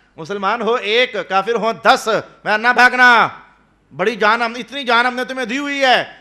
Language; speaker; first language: Urdu; non-native, local second language; Punjabi